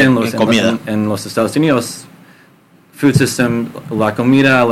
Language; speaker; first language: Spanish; non-native, learner; English